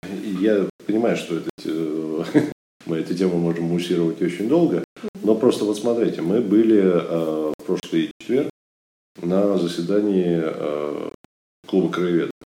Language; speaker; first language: Russian; native; Russian